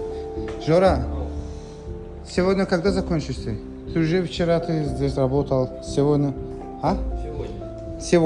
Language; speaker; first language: Russian; non-native, learner; Azerbaijani